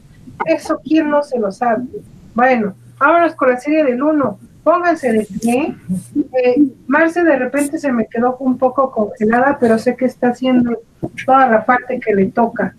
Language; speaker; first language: Spanish; native; Spanish